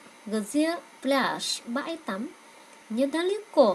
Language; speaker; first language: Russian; non-native, fluent; Vietnamese